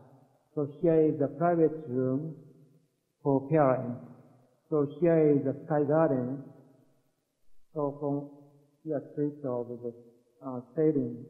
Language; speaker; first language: English; non-native, learner; Japanese